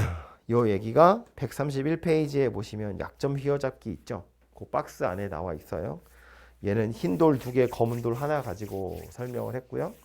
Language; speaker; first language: Korean; native; Korean